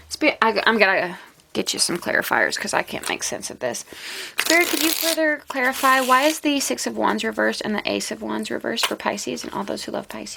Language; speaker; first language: English; native; English